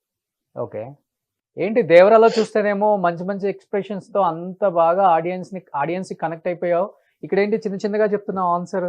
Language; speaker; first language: Telugu; native; Telugu